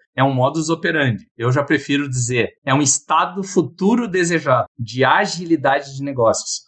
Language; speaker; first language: Portuguese; native; Portuguese